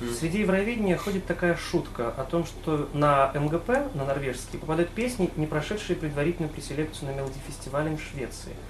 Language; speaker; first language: Russian; native; Russian